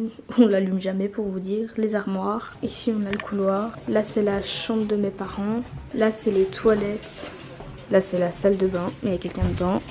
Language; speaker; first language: French; native; French